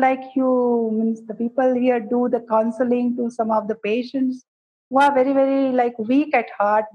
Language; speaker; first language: English; non-native, local second language; Kannada